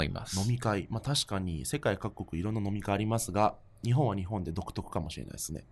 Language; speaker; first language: Japanese; native; Japanese